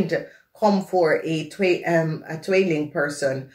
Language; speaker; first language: Dutch; non-native, fluent; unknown